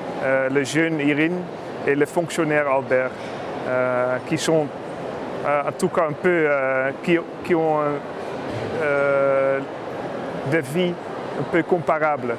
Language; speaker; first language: French; non-native, learner; Dutch